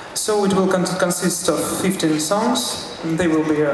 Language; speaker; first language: English; non-native, fluent; Russian